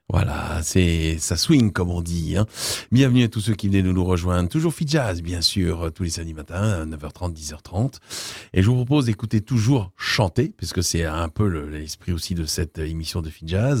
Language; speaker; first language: French; native; French